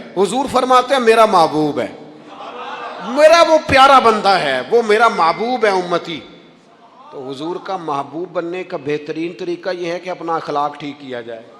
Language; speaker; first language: Urdu; non-native, local second language; Punjabi